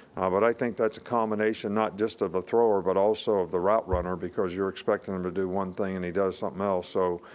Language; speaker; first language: English; native; English